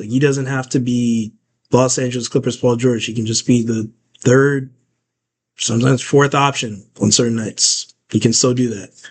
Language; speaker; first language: English; native; English